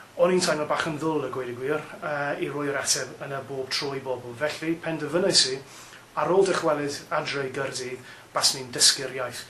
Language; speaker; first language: Welsh; non-native, local second language; English